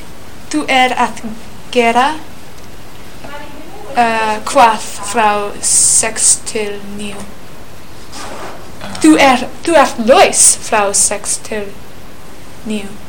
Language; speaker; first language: Icelandic; non-native, learner; English